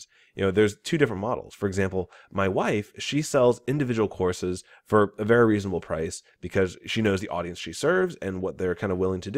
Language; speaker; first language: English; native; English